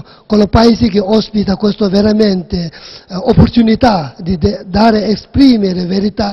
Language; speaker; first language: Italian; non-native, learner; Tibetan